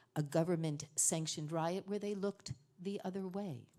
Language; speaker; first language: English; native; English